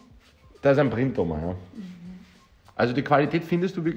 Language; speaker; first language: German; native; German